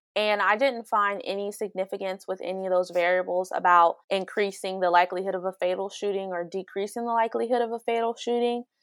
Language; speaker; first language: English; native; English